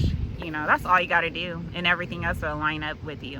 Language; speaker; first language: English; native; English